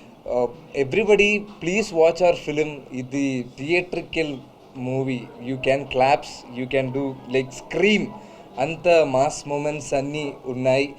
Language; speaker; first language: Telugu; non-native, learner; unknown